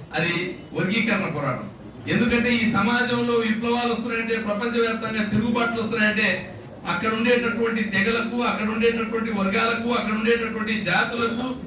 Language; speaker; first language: Telugu; native; Telugu